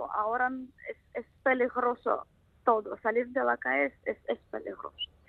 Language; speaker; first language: Spanish; non-native, fluent; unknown